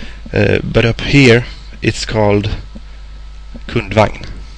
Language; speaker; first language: English; non-native, fluent; Swedish